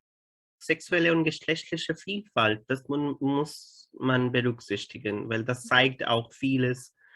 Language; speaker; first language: German; non-native, fluent; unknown